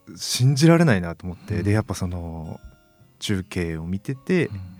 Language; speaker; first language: Japanese; native; Japanese